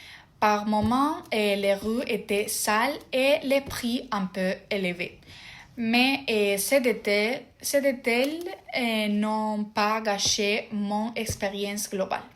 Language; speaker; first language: French; non-native, fluent; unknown